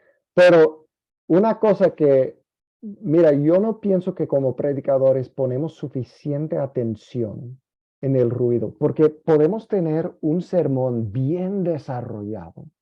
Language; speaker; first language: Spanish; non-native, fluent; English